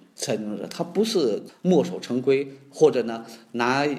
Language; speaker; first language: Chinese; native; Chinese